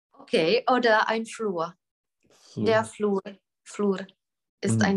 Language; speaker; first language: German; non-native, fluent; Czech